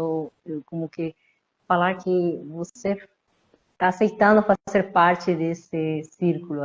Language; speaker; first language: Portuguese; non-native, fluent; Spanish